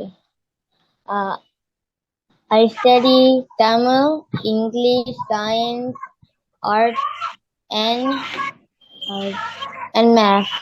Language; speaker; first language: English; non-native, learner; Tamil